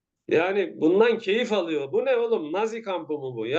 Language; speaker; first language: Turkish; native; Turkish